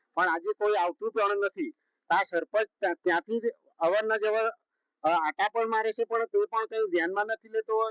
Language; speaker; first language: Gujarati; non-native, local second language; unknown